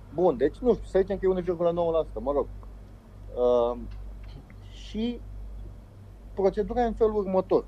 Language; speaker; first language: Romanian; native; Romanian